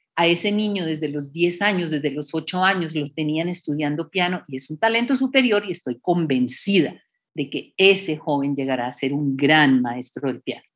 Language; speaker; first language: Spanish; native; Spanish